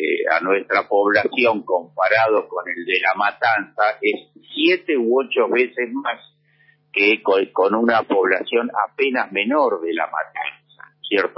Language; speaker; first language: Spanish; native; Spanish